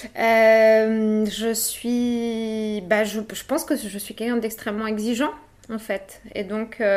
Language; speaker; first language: French; early bilingual, other home language; Polish